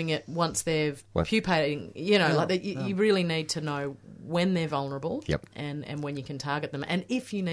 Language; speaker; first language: English; native; English